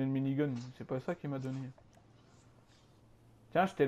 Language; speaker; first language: French; native; French